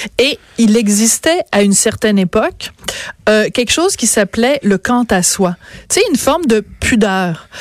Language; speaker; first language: French; native; French